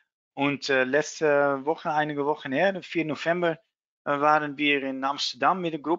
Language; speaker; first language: German; non-native, learner; Dutch